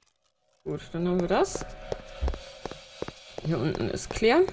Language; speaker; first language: German; native; German